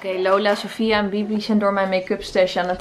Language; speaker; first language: Dutch; native; Dutch